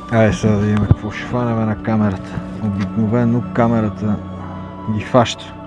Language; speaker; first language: Bulgarian; native; Bulgarian